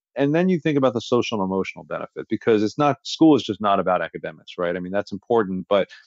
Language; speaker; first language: English; native; English